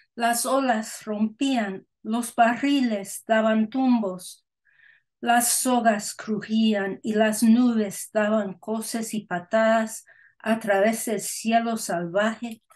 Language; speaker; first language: Spanish; early bilingual, heritage; Spanish